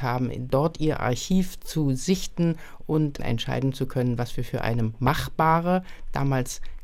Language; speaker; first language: German; native; German